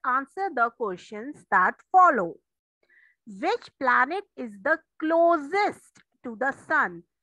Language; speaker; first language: English; non-native, local second language; Hindi